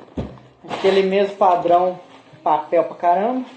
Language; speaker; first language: Portuguese; native; Portuguese